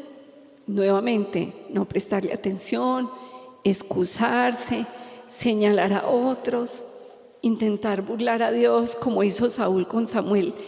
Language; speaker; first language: Spanish; native; Spanish